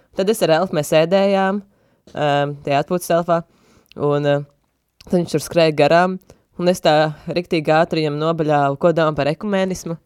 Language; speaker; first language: Latvian; native; Latvian